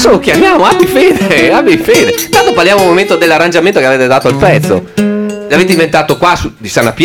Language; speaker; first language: Italian; native; Italian